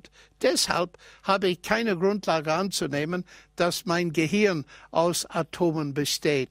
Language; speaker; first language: German; non-native, fluent; English